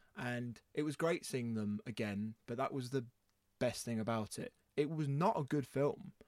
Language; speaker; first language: English; native; English